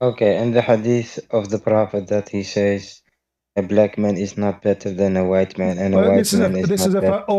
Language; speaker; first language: English; non-native, fluent; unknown